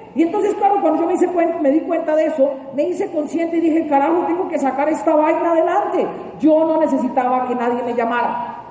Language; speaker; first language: Spanish; native; Spanish